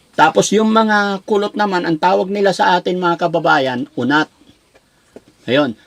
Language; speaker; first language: Filipino; native; Filipino